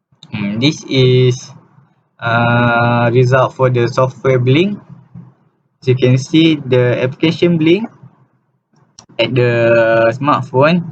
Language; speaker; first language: English; non-native, local second language; Malay